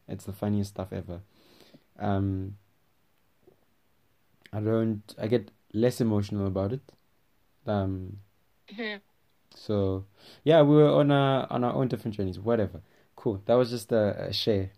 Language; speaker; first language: English; non-native, local second language; Tswana